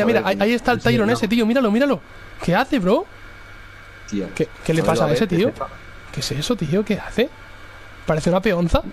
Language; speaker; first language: Spanish; native; Spanish